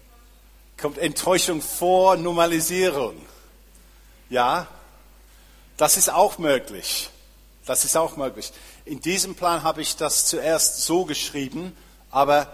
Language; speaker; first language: German; non-native, fluent; English